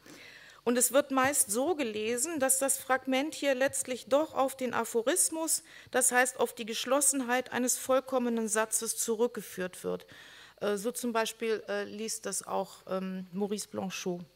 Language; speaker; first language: German; native; German